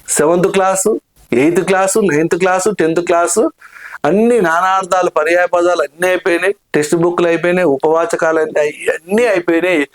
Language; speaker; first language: Telugu; native; Telugu